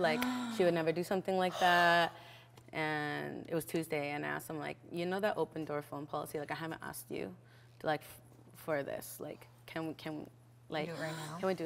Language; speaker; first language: English; early bilingual, other home language; Spanish